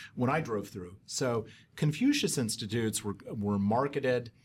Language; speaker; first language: English; native; English